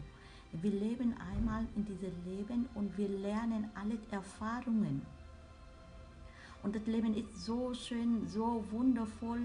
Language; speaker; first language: German; non-native, learner; Vietnamese